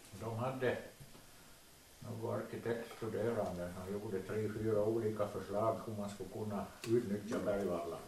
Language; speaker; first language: Swedish; native; Swedish